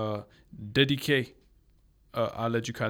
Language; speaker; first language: French; non-native, local second language; English